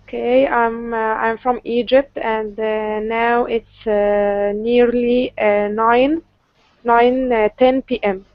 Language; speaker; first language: English; non-native, learner; Arabic